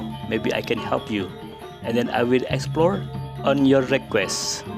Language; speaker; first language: English; non-native, learner; Indonesian